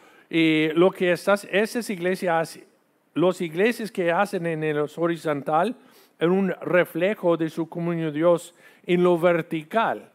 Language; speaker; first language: Spanish; non-native, fluent; English